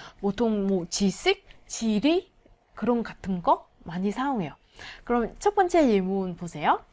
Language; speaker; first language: Korean; non-native, learner; Vietnamese